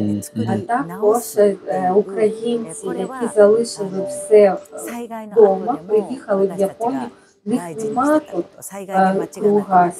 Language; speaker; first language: Ukrainian; non-native, fluent; Japanese